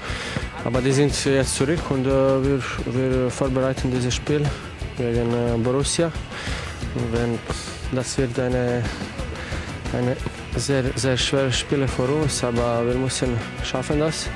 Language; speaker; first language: German; non-native, learner; Croatian